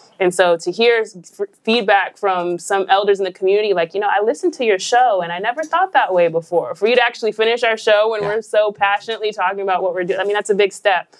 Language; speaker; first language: English; native; English